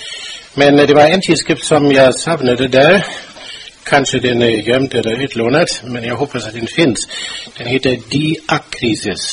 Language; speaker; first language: Swedish; non-native, fluent; German